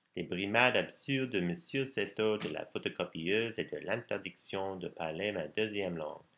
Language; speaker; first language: French; non-native, learner; English